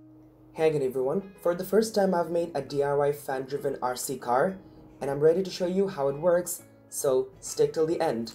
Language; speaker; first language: English; non-native, fluent; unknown